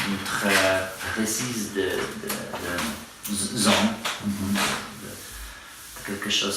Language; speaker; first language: French; non-native, fluent; Polish